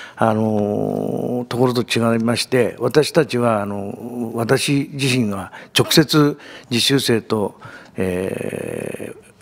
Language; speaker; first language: Japanese; native; Japanese